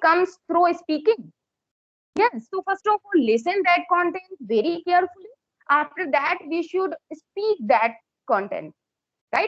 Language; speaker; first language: English; non-native, local second language; Hindi